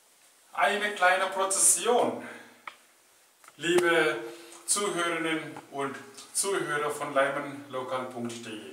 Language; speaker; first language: German; non-native, fluent; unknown